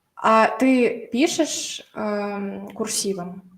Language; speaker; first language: Russian; native; Russian